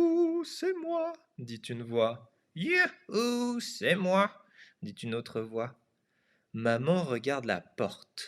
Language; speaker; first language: French; non-native, fluent; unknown